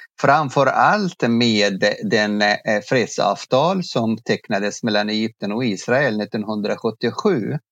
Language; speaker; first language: Swedish; non-native, fluent; Arabic